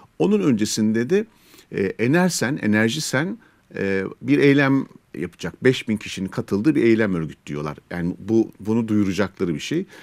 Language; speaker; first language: Turkish; native; Turkish